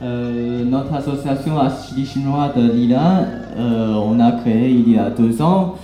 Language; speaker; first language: French; non-native, learner; Chinese